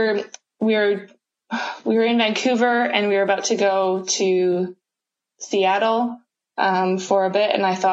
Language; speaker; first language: English; native; English